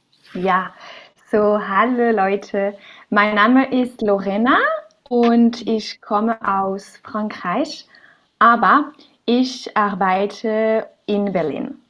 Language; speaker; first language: German; non-native, learner; French